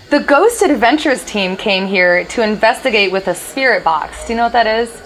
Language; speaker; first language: English; native; English